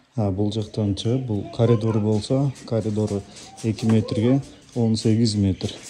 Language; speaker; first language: Kyrgyz; native; Kyrgyz